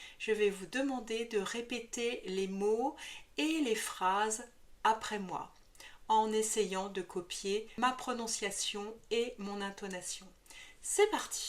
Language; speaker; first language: French; native; French